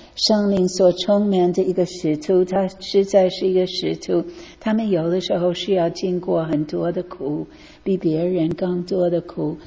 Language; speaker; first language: Chinese; non-native, fluent; English